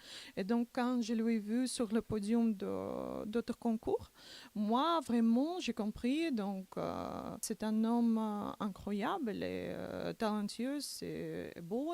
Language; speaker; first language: French; non-native, learner; Macedonian